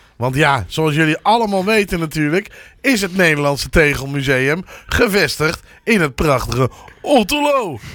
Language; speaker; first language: Dutch; native; Dutch